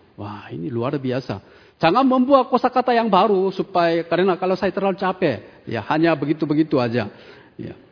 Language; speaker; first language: Indonesian; non-native, fluent; Korean